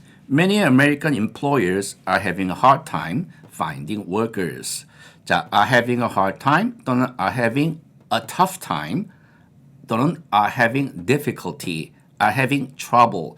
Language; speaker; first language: English; non-native, fluent; Korean